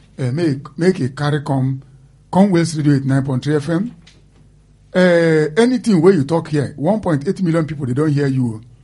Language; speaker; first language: Nigerian Pidgin; non-native, local second language; Igbo